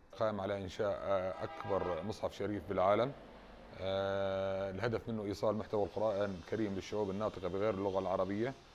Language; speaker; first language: Arabic; native; Arabic